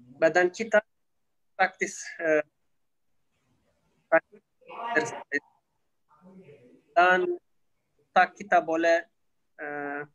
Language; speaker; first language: Indonesian; non-native, learner; Turkish